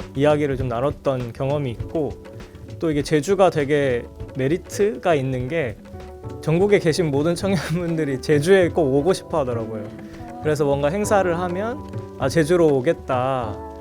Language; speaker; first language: Korean; native; Korean